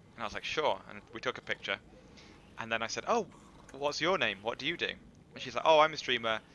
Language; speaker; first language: English; native; English